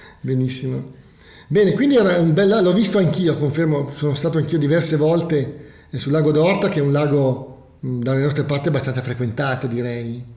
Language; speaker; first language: Italian; native; Italian